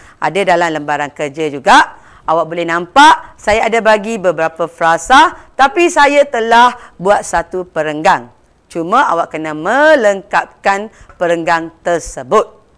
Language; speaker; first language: Malay; non-native, local second language; Tamil